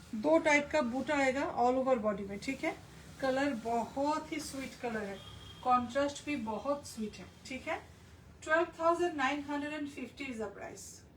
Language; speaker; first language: Hindi; non-native, local second language; Bangla